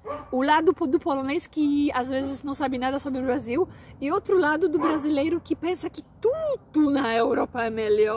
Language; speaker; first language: Portuguese; non-native, fluent; Polish